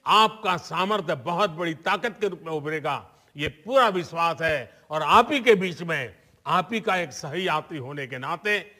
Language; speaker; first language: Hindi; non-native, local second language; Gujarati